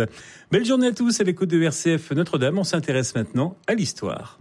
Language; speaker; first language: French; native; French